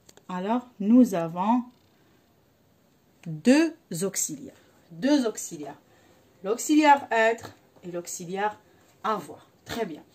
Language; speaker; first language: French; non-native, local second language; Arabic